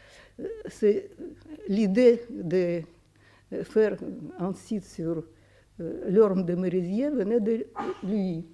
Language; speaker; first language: French; non-native, fluent; Russian